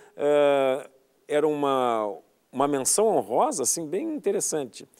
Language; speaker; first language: Portuguese; native; Portuguese